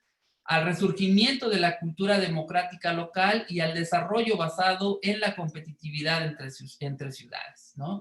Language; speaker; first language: Spanish; native; Spanish